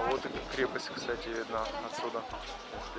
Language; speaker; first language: Russian; native; Russian